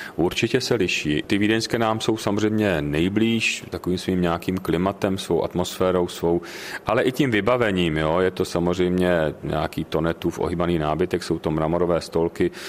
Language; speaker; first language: Czech; native; Czech